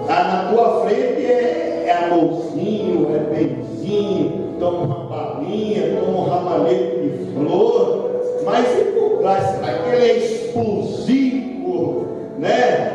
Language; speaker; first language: Portuguese; native; Portuguese